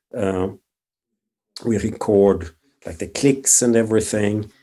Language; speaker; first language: English; non-native, fluent; Swedish